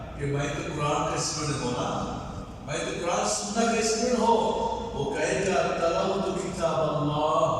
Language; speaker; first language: Urdu; non-native, local second language; Bangla